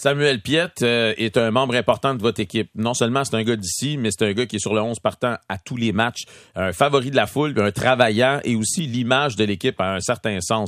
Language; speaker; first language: French; native; French